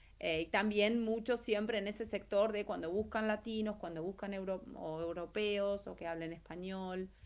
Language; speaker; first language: Spanish; native; Spanish